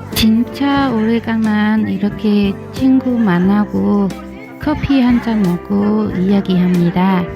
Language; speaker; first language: Korean; non-native, learner; Vietnamese